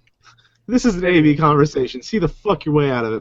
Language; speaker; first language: English; native; English